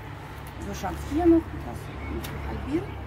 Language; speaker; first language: German; non-native, fluent; Russian